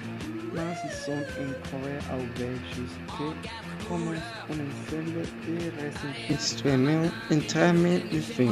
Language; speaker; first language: French; non-native, learner; Spanish